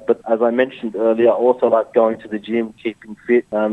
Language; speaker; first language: English; native; English